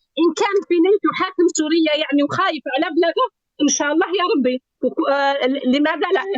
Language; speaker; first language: Arabic; native; Arabic